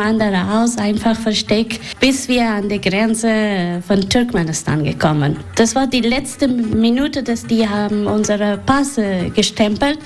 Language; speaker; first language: German; non-native, learner; Persian